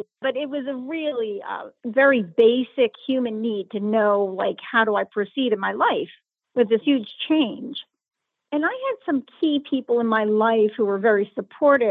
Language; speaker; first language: English; native; English